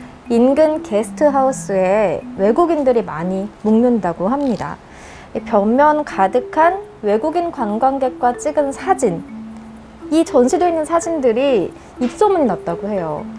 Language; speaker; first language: Korean; native; Korean